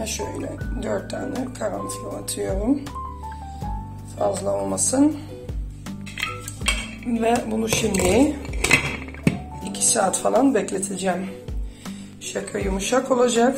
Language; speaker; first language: Turkish; early bilingual, heritage; Dutch